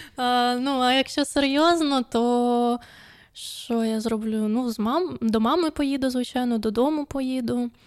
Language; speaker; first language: Ukrainian; non-native, local second language; Russian